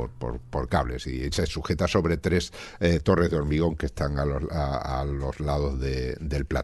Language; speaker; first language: Spanish; native; Spanish